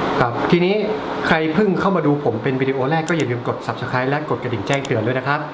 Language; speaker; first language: Thai; native; Thai